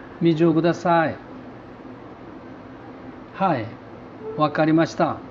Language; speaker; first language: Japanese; non-native, learner; Korean